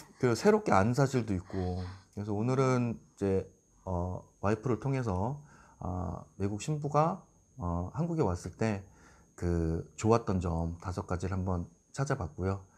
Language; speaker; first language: Korean; native; Korean